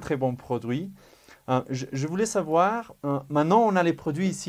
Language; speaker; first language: French; non-native, fluent; Spanish